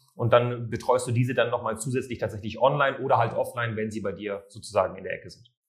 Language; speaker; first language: German; native; German